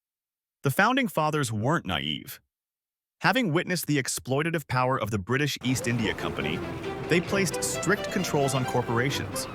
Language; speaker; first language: English; native; English